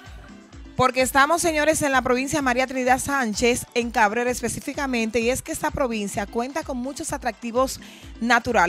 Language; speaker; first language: Spanish; native; Spanish